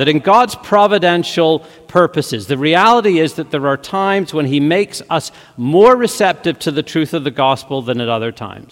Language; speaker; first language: English; native; English